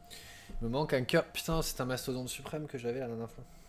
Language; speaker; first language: French; native; French